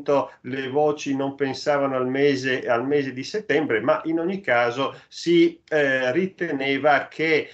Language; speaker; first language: Italian; native; Italian